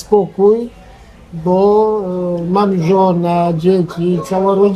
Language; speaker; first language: Polish; non-native, learner; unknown